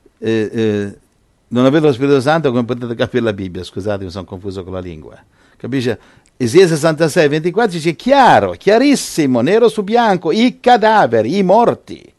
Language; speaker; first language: Italian; native; Italian